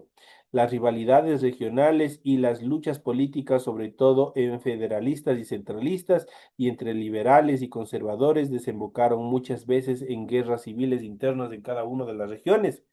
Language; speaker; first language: Spanish; native; Spanish